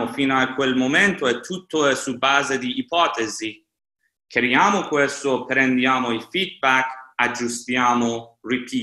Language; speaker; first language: Italian; non-native, fluent; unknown